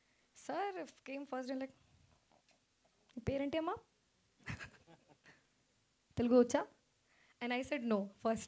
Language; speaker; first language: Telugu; non-native, fluent; Hindi